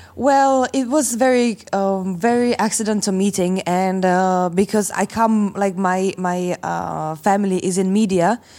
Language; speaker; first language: English; non-native, fluent; Slovak